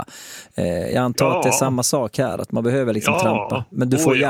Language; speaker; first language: Swedish; native; Swedish